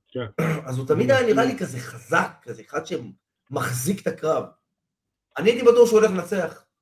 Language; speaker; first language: Hebrew; non-native, fluent; Spanish